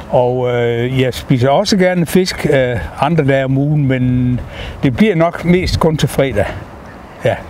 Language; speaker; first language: Danish; native; Danish